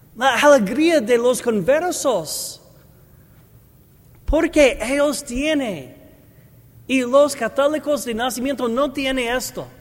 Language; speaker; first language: Spanish; non-native, learner; English